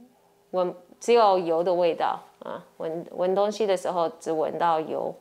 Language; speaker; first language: Chinese; early bilingual, heritage; English